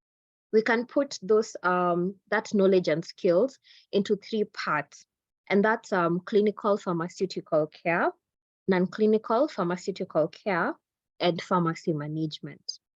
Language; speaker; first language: English; non-native, local second language; Swahili